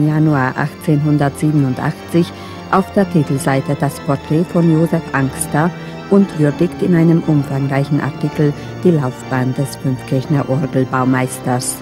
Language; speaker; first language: German; native; German